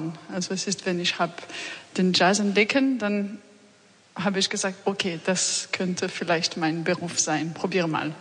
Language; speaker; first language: German; non-native, learner; French